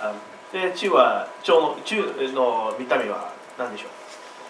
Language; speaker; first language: Japanese; non-native, learner; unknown